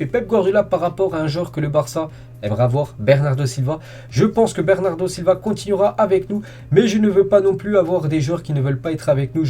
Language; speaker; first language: French; native; French